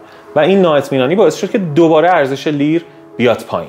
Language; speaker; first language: Persian; native; Persian